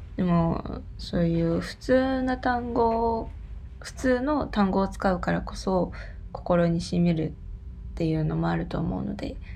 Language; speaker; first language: Japanese; non-native, fluent; Korean